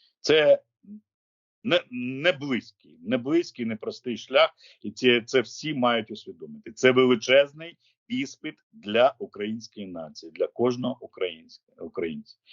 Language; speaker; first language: Ukrainian; native; Ukrainian